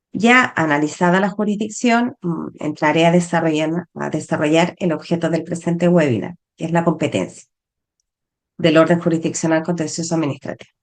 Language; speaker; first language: Spanish; native; Spanish